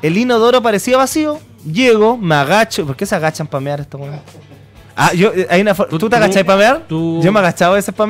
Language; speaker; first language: Spanish; native; Spanish